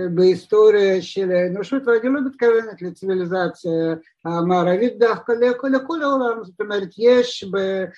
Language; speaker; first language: Hebrew; non-native, fluent; Russian